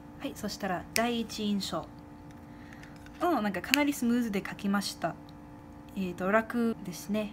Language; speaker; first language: Japanese; non-native, fluent; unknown